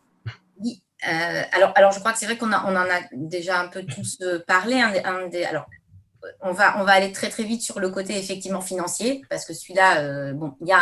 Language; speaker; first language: French; native; French